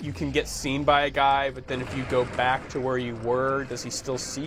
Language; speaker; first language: English; native; English